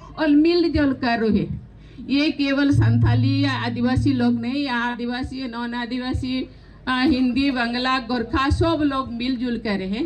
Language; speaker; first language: Hindi; non-native, local second language; Santali